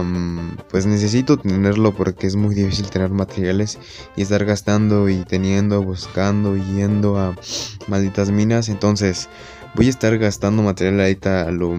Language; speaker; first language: Spanish; native; Spanish